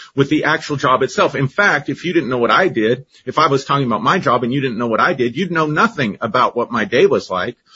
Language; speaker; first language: English; native; English